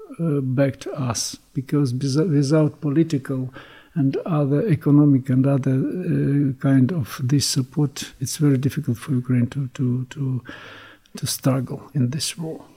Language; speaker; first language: English; non-native, learner; Ukrainian